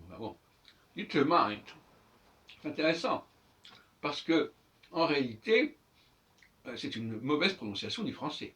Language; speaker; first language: French; native; French